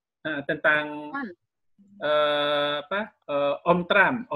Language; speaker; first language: Indonesian; native; Indonesian